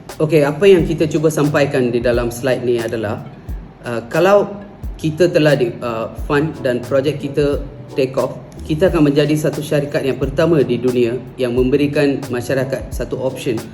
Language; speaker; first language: Malay; non-native, local second language; Tamil